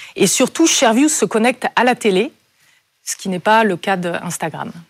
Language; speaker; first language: French; native; French